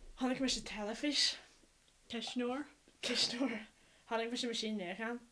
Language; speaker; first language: Irish; non-native, local second language; English